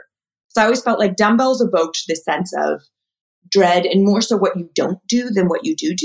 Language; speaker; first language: English; native; English